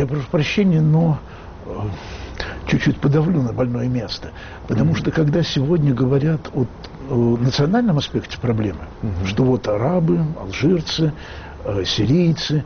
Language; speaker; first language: Russian; native; Russian